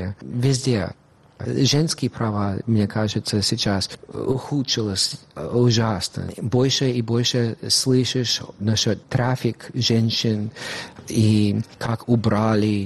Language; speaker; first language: Russian; non-native, fluent; English